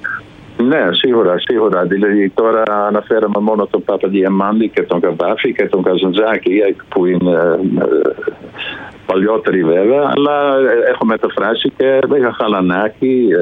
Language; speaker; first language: Greek; non-native, fluent; Dutch